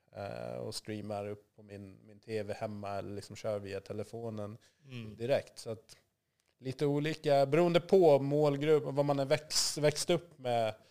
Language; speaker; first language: Swedish; native; Swedish